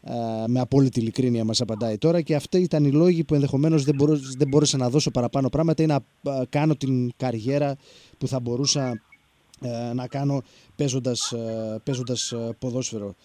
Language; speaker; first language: Greek; native; Greek